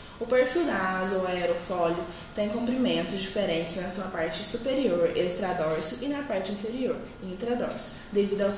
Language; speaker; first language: Portuguese; native; Portuguese